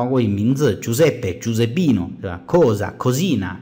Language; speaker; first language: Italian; non-native, fluent; Chinese